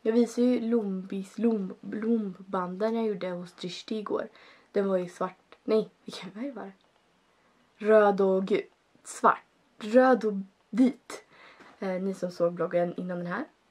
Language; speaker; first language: Swedish; early bilingual, other home language; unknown